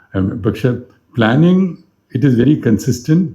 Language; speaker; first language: English; non-native, local second language; Malayalam